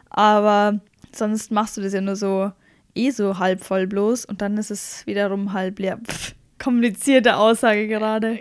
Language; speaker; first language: German; native; German